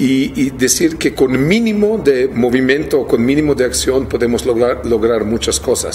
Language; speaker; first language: Spanish; non-native, fluent; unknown